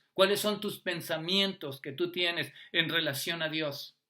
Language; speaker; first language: Spanish; native; Spanish